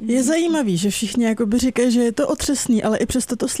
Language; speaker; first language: Czech; native; Czech